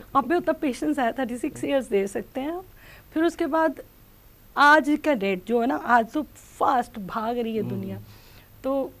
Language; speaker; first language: Hindi; native; Hindi